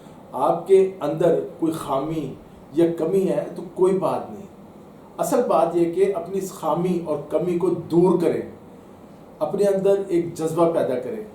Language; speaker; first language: Urdu; native; Urdu